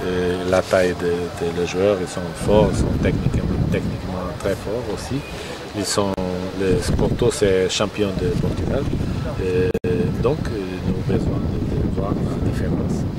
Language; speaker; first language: French; non-native, fluent; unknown